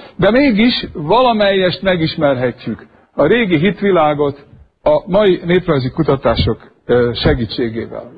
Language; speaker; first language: Hungarian; native; Hungarian